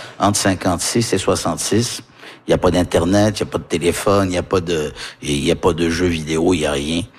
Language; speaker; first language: French; early bilingual, heritage; French